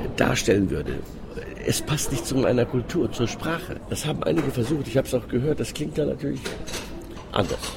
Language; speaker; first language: German; non-native, fluent; Greek